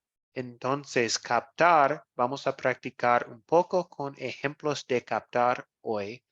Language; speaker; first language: Spanish; non-native, fluent; English